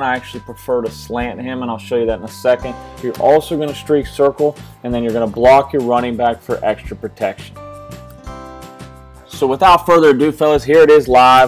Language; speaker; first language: English; native; English